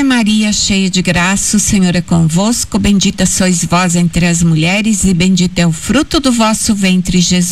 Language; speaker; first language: Portuguese; native; Portuguese